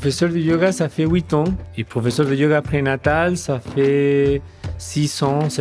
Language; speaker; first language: French; non-native, fluent; Spanish